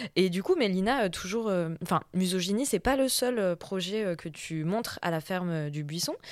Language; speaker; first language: French; native; French